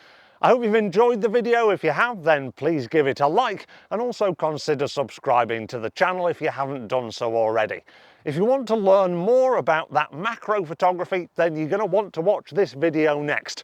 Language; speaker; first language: English; native; English